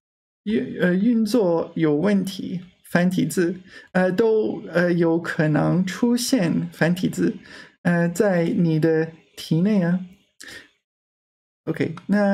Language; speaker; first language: Chinese; non-native, learner; English